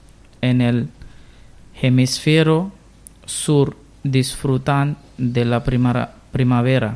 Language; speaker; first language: Spanish; non-native, learner; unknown